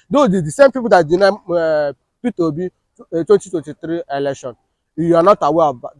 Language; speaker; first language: Nigerian Pidgin; non-native, local second language; Igbo